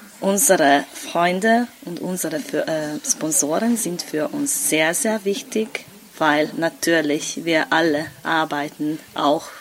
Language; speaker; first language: German; non-native, local second language; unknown